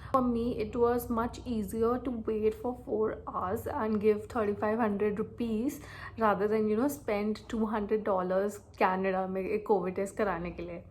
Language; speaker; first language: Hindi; native; Hindi